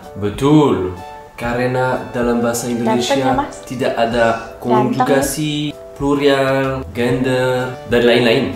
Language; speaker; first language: Indonesian; non-native, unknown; French